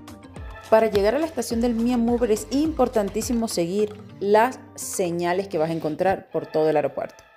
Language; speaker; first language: Spanish; native; Spanish